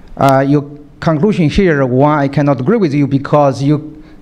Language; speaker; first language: English; non-native, fluent; Chinese